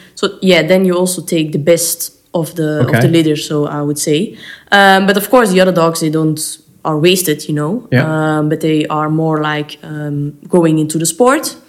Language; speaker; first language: English; non-native, fluent; Dutch